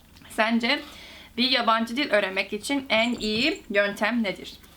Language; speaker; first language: Turkish; non-native, fluent; Korean